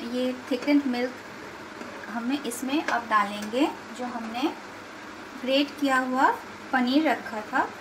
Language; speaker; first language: Hindi; non-native, local second language; Bangla